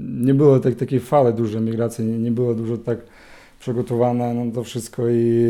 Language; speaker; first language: Polish; non-native, learner; Ukrainian